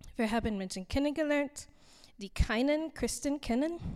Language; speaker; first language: German; non-native, learner; English